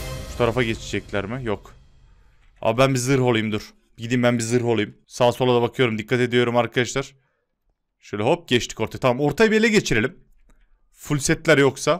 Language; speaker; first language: Turkish; native; Turkish